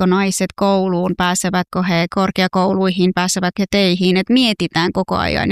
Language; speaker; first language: Finnish; non-native, fluent; Persian